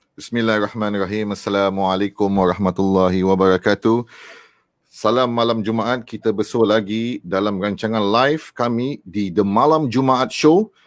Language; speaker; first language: Malay; native; Malay